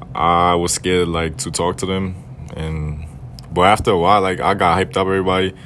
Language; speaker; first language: English; non-native, fluent; German